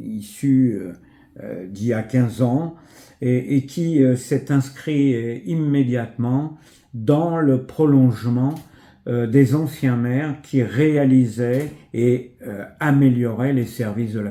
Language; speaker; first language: French; native; French